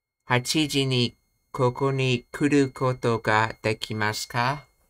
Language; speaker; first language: Japanese; non-native, learner; English